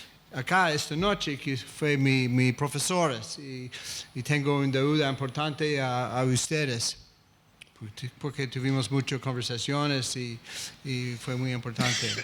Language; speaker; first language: Spanish; non-native, fluent; English